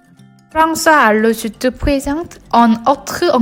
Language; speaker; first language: French; non-native, learner; Korean